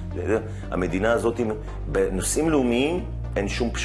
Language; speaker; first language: Hebrew; native; Hebrew